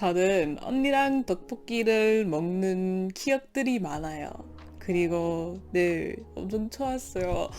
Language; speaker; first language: Korean; non-native, learner; English